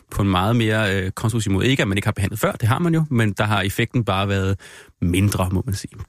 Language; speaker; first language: Danish; native; Danish